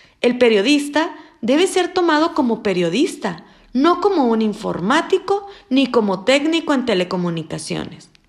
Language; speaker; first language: Spanish; native; Spanish